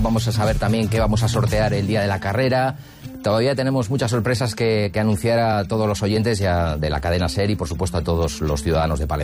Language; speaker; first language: Spanish; native; Spanish